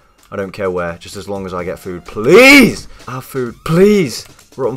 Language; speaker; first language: English; native; English